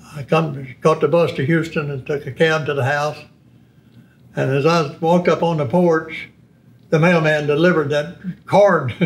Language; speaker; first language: English; native; English